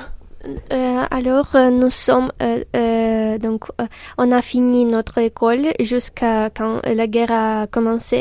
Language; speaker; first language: French; non-native, learner; Ukrainian